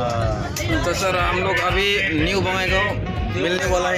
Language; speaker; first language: Hindi; non-native, local second language; Bodo